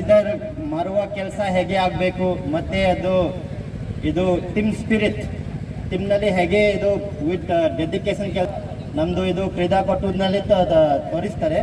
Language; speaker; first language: Kannada; non-native, fluent; Manipuri